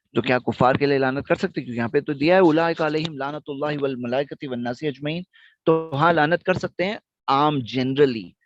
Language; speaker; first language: Urdu; non-native, local second language; Gujarati